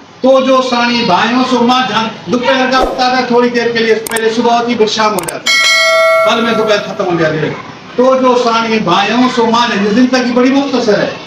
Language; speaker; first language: Urdu; non-native, local second language; Sindhi